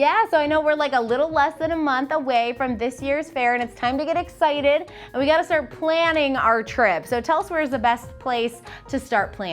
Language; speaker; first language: English; native; English